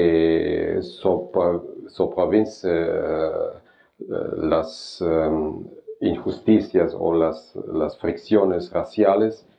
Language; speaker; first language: Spanish; non-native, fluent; German